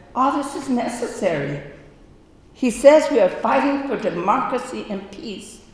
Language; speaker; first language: English; native; English